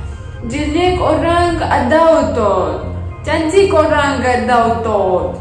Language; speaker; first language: Indonesian; non-native, learner; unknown